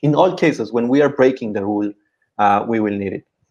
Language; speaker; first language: English; non-native, fluent; Spanish